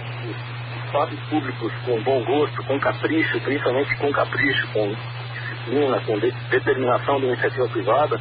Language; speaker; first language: Portuguese; native; Portuguese